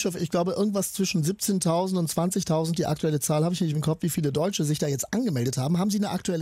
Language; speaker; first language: German; native; German